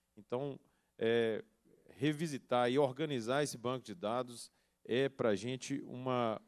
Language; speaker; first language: Portuguese; native; Portuguese